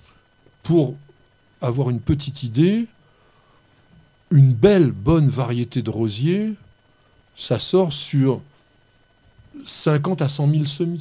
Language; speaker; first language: French; native; French